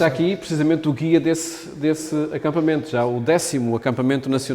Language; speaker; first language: Portuguese; native; Portuguese